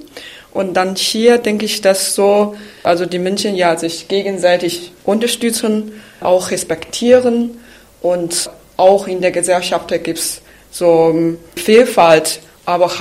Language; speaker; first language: German; non-native, fluent; Chinese